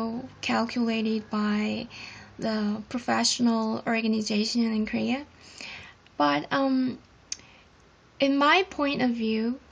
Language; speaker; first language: English; non-native, fluent; Korean